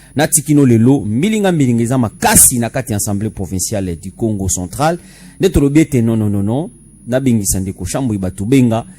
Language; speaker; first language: Lingala; non-native, local second language; Kituba (Democratic Republic of Congo)